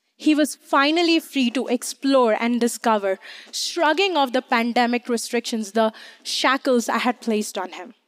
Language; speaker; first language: English; non-native, local second language; Hindi